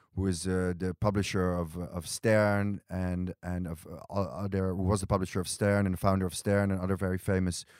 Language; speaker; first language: English; non-native, fluent; Dutch